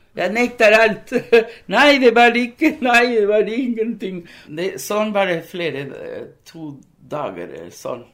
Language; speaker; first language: Norwegian; non-native, fluent; Spanish